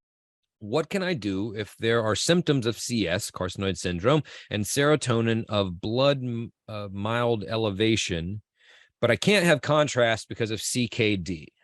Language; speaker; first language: English; native; English